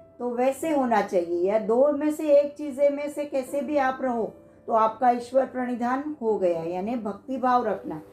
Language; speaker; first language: Hindi; non-native, local second language; Marathi